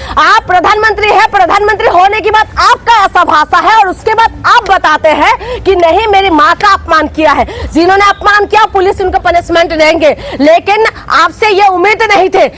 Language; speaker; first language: Hindi; non-native, local second language; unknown